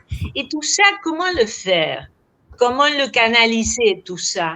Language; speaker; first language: French; non-native, fluent; Spanish